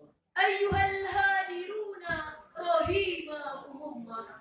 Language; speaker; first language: Arabic; non-native, learner; Indonesian